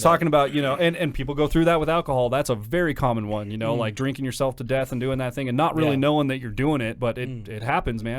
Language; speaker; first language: English; native; English